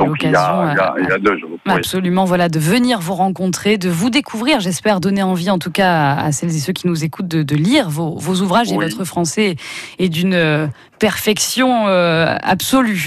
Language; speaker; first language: French; native; French